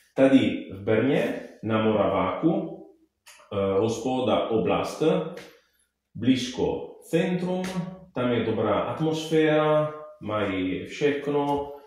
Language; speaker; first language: Czech; non-native, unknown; Italian